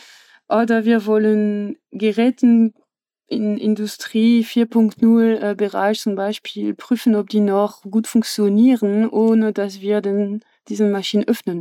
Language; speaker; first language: German; non-native, fluent; French